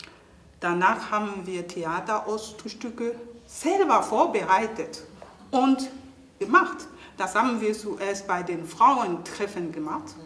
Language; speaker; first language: German; non-native, fluent; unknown